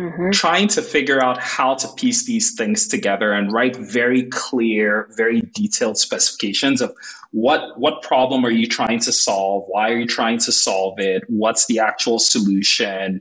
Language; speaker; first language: English; non-native, local second language; Igbo